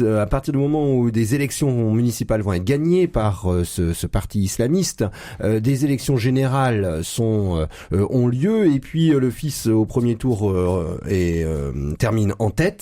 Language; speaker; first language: French; native; French